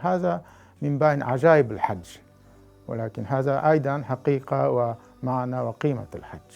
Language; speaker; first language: Arabic; non-native, fluent; Japanese